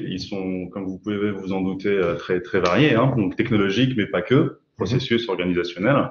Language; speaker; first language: French; native; French